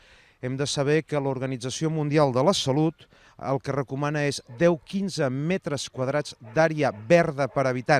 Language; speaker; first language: Catalan; native; Catalan